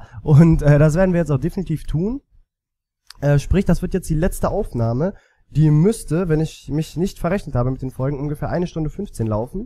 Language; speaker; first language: German; native; German